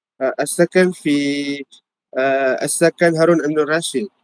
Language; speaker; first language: Arabic; non-native, learner; Malay